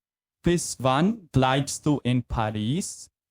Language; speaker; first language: German; non-native, fluent; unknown